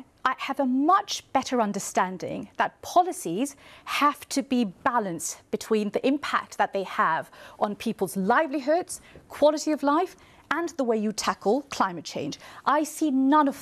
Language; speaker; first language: English; non-native, local second language; Bangla